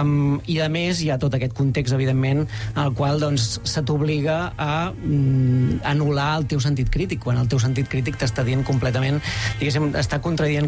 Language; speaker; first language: Catalan; native; Catalan